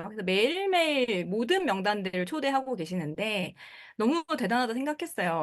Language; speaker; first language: Korean; native; Korean